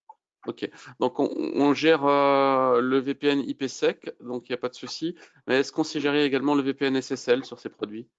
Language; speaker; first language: French; native; French